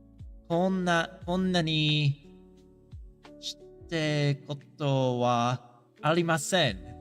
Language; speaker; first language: Japanese; non-native, learner; English